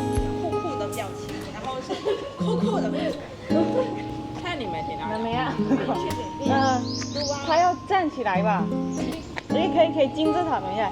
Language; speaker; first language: Chinese; early bilingual, heritage; Chinese